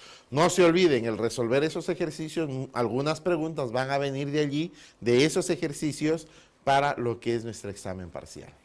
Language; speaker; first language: Spanish; native; Spanish